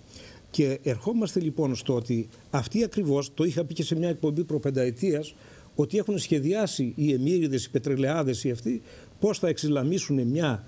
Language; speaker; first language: Greek; native; Greek